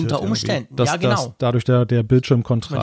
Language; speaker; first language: German; native; German